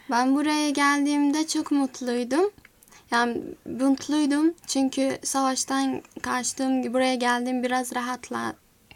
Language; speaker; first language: Turkish; early bilingual, other home language; Azerbaijani